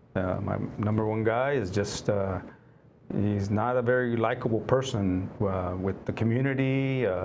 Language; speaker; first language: English; native; English